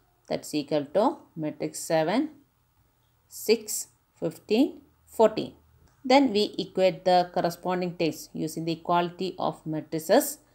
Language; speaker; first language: English; non-native, local second language; Malayalam